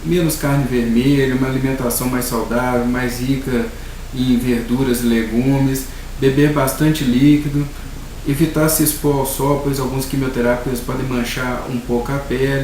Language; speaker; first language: Portuguese; native; Portuguese